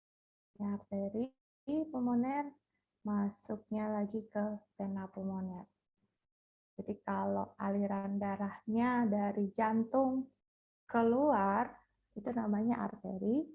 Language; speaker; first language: Indonesian; native; Indonesian